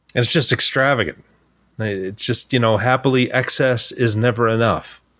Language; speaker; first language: English; native; English